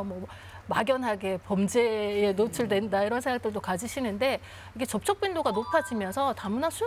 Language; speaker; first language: Korean; native; Korean